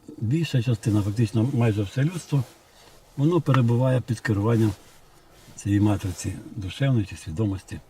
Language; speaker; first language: Ukrainian; non-native, local second language; Russian